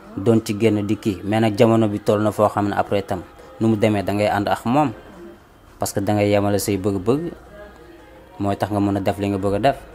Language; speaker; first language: Wolof; native; Wolof